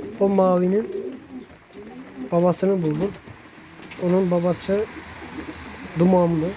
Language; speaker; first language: Turkish; native; Turkish